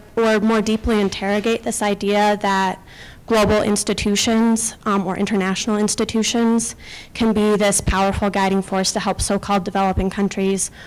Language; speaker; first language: English; native; English